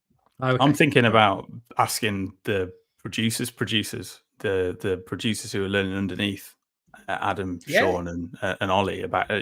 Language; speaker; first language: English; native; English